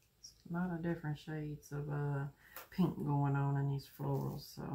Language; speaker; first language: English; native; English